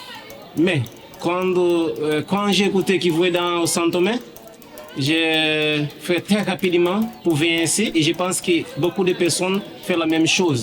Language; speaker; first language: French; non-native, learner; Portuguese